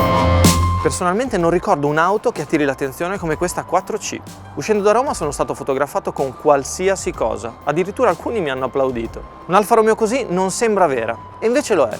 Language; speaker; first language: Italian; native; Italian